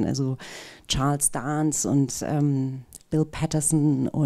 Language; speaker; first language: German; native; German